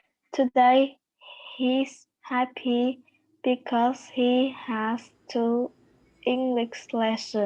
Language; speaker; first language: English; non-native, learner; Vietnamese